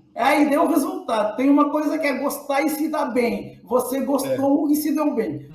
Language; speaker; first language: Portuguese; non-native, local second language; Kabuverdianu